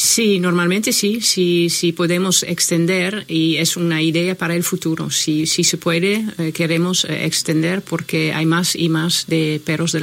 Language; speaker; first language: Spanish; non-native, fluent; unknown